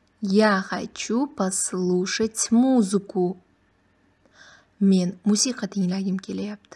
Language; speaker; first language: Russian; non-native, fluent; Uzbek